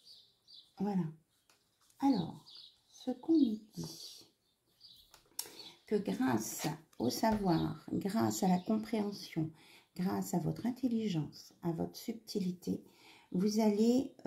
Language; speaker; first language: French; native; French